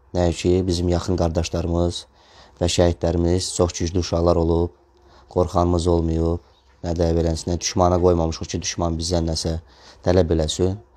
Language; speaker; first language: Azerbaijani; non-native, local second language; Russian